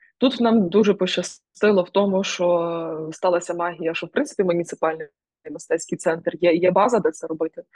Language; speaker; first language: Ukrainian; native; Ukrainian